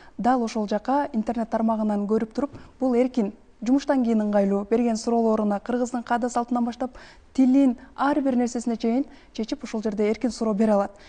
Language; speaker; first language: Kyrgyz; native; Kyrgyz